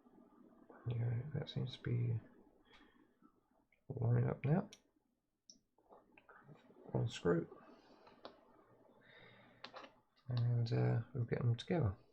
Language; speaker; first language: English; native; English